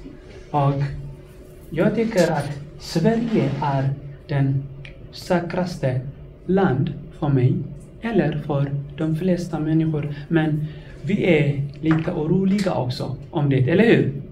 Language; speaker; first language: Swedish; non-native, fluent; Tigrinya